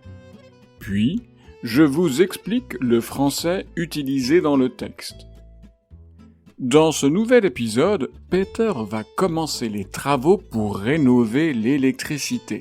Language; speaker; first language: French; native; French